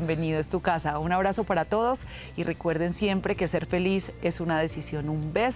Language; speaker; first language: Spanish; native; Spanish